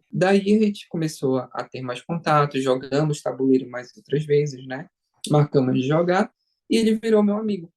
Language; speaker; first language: Portuguese; native; Portuguese